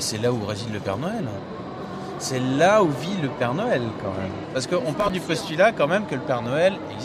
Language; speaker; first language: French; native; French